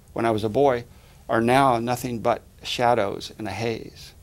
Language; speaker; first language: English; native; English